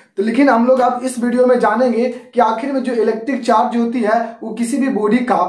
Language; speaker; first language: Hindi; native; Hindi